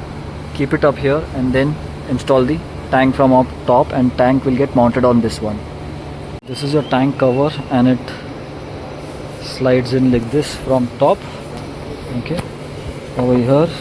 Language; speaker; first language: English; non-native, local second language; Hindi